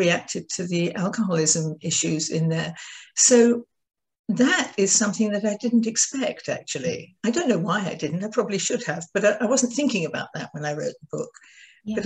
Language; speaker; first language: English; native; English